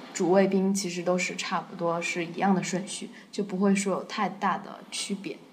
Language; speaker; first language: Chinese; native; Chinese